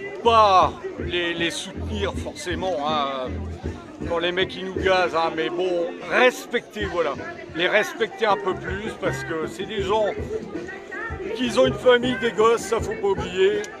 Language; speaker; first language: French; native; French